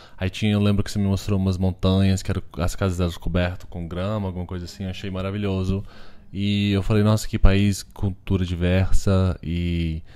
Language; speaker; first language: Portuguese; early bilingual, heritage; Portuguese